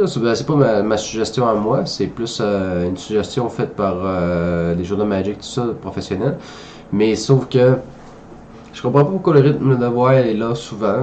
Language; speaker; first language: French; native; French